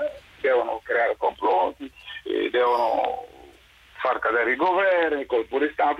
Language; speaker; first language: Italian; non-native, fluent; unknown